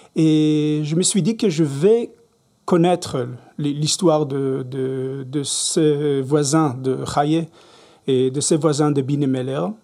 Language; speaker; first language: French; non-native, learner; Hebrew